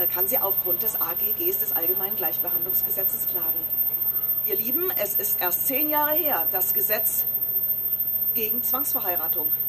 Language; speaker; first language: German; native; German